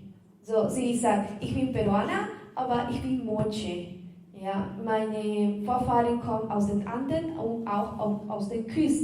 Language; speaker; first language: German; non-native, learner; Spanish